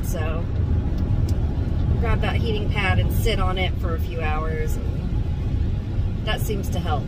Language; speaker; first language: English; native; English